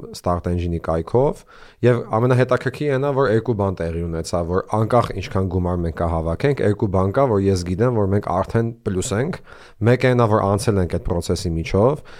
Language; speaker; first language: Armenian; early bilingual, heritage; Armenian